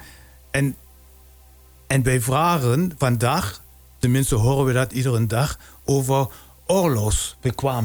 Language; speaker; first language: Dutch; non-native, fluent; German